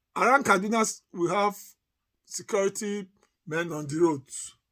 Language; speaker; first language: English; non-native, local second language; Yoruba